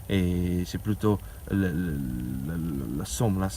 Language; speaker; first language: French; non-native, learner; Italian